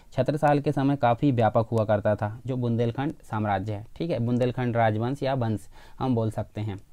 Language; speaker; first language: Hindi; native; Hindi